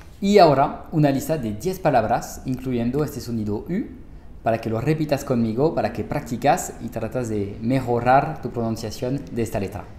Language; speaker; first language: Spanish; non-native, fluent; French